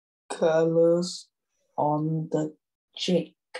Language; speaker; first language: English; non-native, learner; Vietnamese